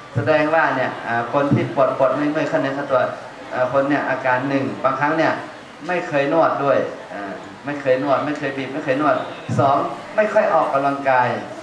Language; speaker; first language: Thai; non-native, fluent; Chinese